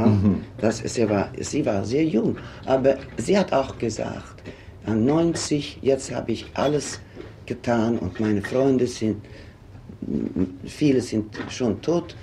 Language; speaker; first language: German; non-native, fluent; Swedish